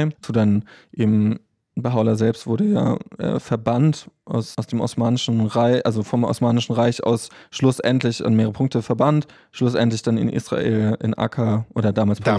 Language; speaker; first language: German; native; German